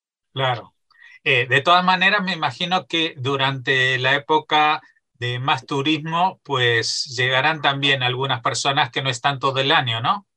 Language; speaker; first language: Spanish; native; Spanish